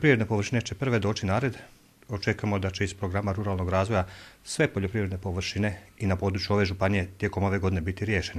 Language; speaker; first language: Serbian; native; Serbian